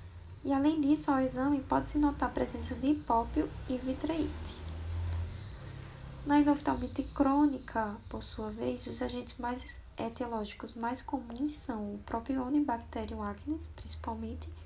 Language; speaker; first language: Portuguese; native; Portuguese